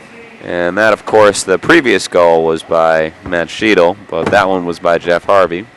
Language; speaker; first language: English; native; English